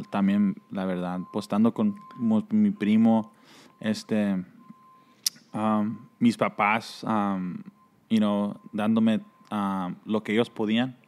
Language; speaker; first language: Spanish; early bilingual, heritage; Spanish